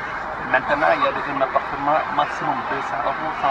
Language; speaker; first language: French; non-native, learner; Wolof